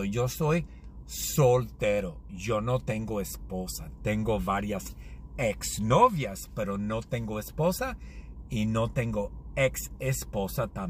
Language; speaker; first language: Spanish; non-native, learner; English